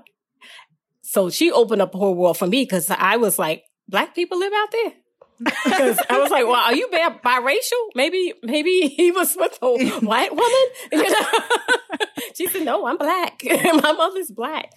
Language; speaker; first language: English; native; English